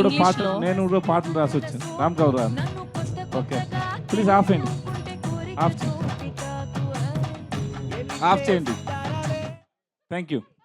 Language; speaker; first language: Telugu; non-native, learner; Tamil